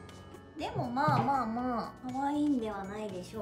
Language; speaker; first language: Japanese; native; Japanese